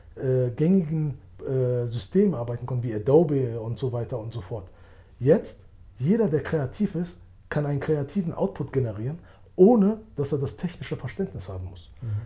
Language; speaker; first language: German; early bilingual, other home language; Albanian